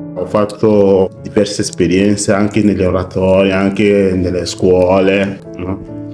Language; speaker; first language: Italian; non-native, fluent; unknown